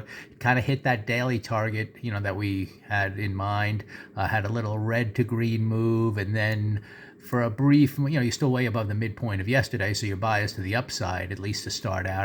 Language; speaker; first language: English; native; English